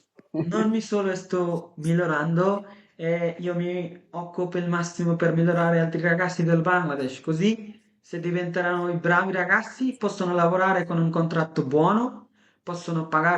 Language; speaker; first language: Italian; non-native, fluent; Bangla